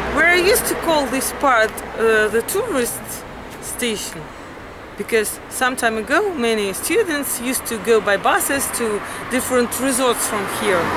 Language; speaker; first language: English; non-native, fluent; Russian